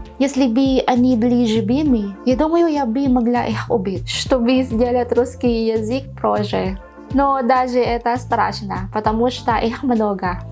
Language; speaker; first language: Russian; non-native, learner; Filipino